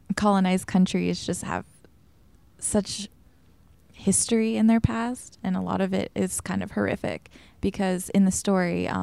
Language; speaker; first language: English; early bilingual, other home language; Spanish